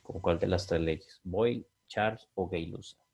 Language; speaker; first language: Spanish; native; Spanish